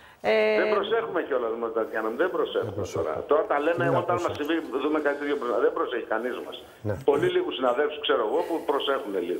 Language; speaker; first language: Greek; native; Greek